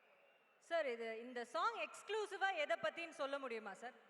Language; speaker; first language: Tamil; native; Tamil